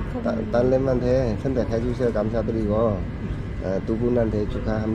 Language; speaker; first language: Korean; non-native, learner; Vietnamese